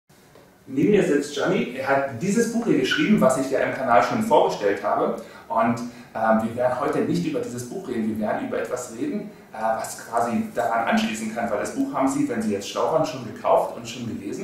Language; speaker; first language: German; native; German